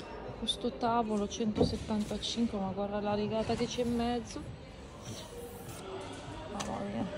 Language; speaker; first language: Italian; non-native, fluent; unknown